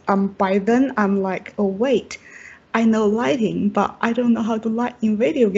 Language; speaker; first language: English; non-native, fluent; Chinese